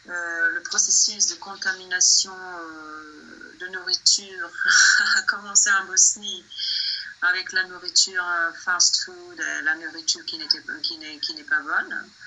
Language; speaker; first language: French; non-native, fluent; Bosnian